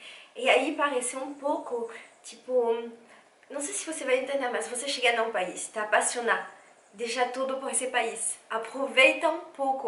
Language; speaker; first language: Portuguese; non-native, fluent; French